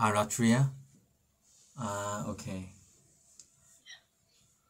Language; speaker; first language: English; non-native, learner; Korean